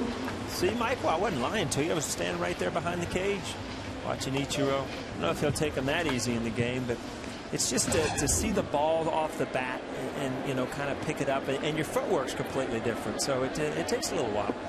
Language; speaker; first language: English; native; English